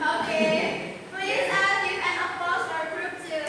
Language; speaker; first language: English; non-native, learner; Indonesian